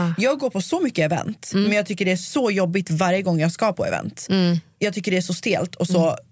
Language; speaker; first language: Swedish; native; Swedish